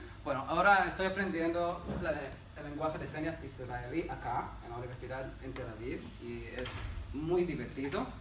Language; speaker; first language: Spanish; non-native, learner; Hebrew